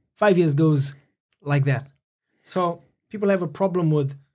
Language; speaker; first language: English; native; English